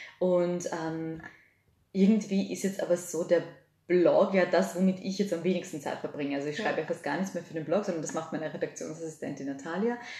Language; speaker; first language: German; early bilingual, other home language; Serbian